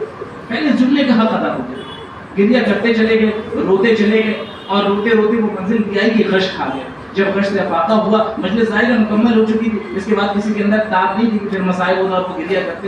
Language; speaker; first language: Urdu; native; Urdu